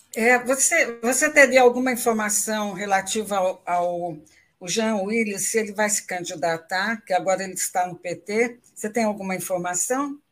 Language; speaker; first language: Portuguese; native; Portuguese